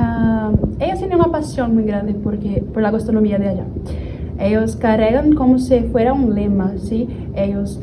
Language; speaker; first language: Spanish; non-native, learner; Portuguese